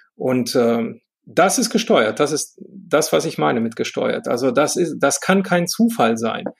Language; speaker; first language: German; early bilingual, heritage; Romanian